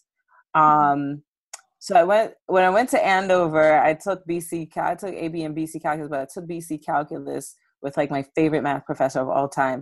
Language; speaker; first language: English; native; English